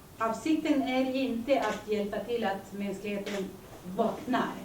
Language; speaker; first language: Swedish; early bilingual, other home language; Spanish